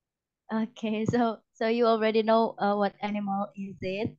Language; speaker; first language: English; non-native, fluent; Indonesian